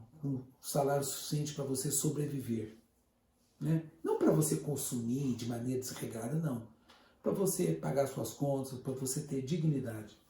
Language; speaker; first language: Portuguese; native; Portuguese